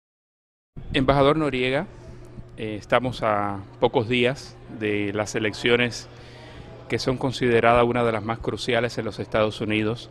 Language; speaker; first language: Spanish; native; Spanish